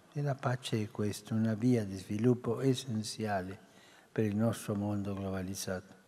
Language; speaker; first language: Italian; early bilingual, heritage; Spanish